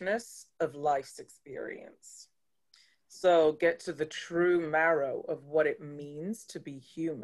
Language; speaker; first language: English; non-native, local second language; Yoruba